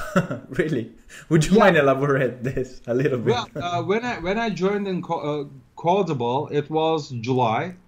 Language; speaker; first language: English; non-native, fluent; Turkish